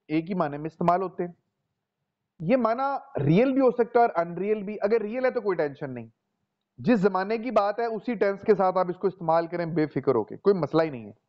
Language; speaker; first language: Urdu; non-native, local second language; Punjabi